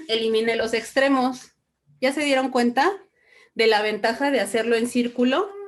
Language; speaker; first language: Spanish; native; Spanish